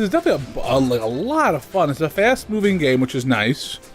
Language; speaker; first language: English; native; English